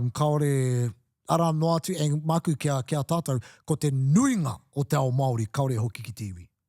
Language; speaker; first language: Māori; non-native, local second language; English